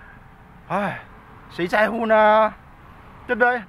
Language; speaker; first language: Chinese; native; Chinese